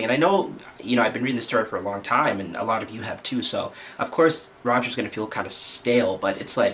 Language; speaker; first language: English; native; English